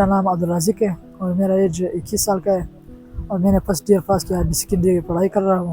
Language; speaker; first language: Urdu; non-native, local second language; Pashto